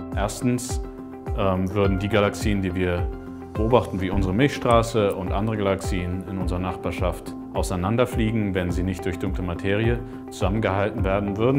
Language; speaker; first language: German; native; German